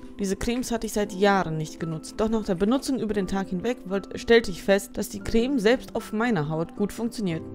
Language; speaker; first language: German; native; German